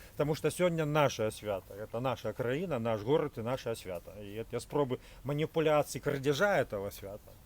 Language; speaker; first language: Belarusian; native; Belarusian